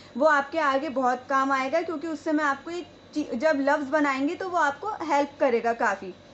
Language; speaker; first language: Hindi; native; Hindi